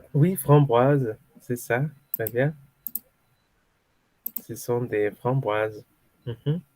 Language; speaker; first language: French; non-native, fluent; Spanish